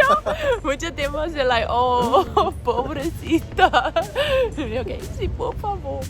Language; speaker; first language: Spanish; non-native, learner; English